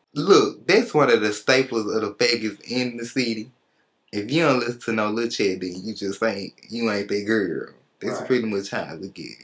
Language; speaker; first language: English; native; English